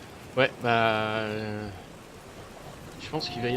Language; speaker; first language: French; native; French